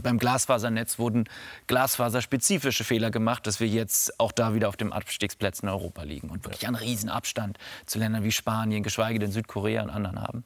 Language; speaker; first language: German; native; German